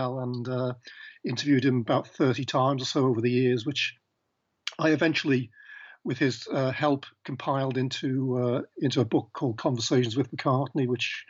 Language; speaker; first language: English; native; English